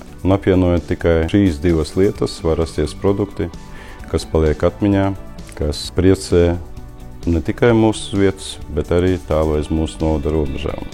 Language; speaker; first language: Latvian; native; Latvian